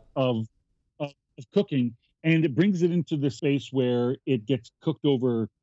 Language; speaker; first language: English; native; English